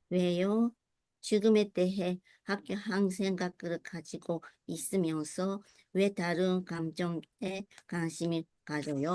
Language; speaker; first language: Korean; non-native, learner; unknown